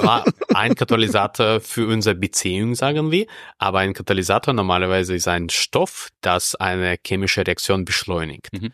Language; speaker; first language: German; non-native, fluent; Russian